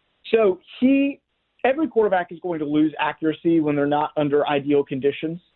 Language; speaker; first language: English; native; English